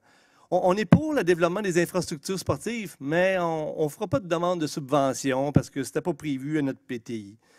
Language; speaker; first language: French; native; French